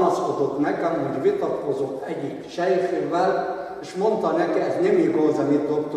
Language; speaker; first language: Hungarian; non-native, fluent; Arabic